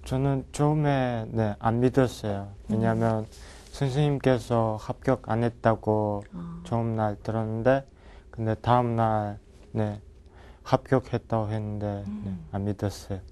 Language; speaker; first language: Korean; non-native, learner; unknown